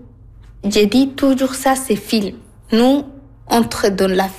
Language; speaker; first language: French; non-native, learner; Arabic